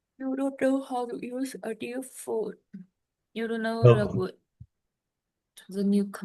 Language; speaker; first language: English; non-native, learner; Vietnamese